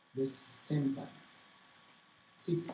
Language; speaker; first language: English; non-native, learner; Portuguese